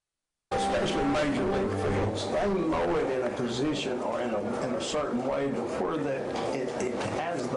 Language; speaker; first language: English; native; English